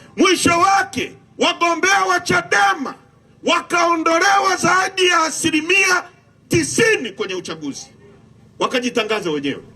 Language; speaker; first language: Swahili; native; Swahili